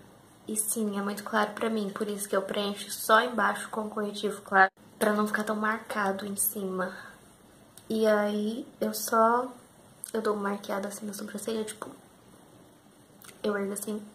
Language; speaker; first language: Portuguese; native; Portuguese